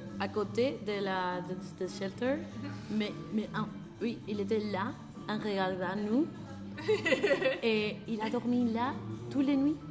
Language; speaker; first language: French; non-native, learner; Spanish